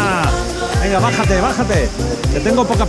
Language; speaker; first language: Spanish; non-native, local second language; Catalan